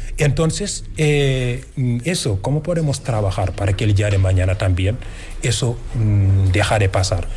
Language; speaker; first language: Spanish; non-native, fluent; Wolof